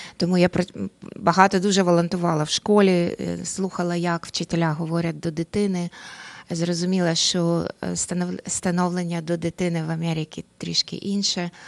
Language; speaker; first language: Ukrainian; non-native, local second language; Russian